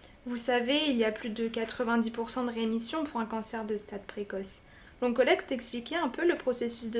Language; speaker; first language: French; native; French